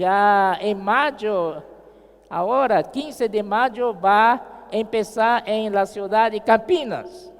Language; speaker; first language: Spanish; non-native, fluent; Portuguese